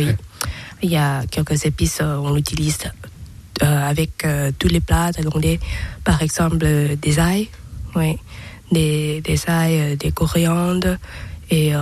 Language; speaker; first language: French; non-native, learner; Thai